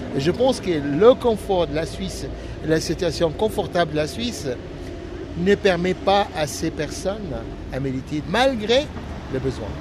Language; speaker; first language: French; non-native, fluent; Arabic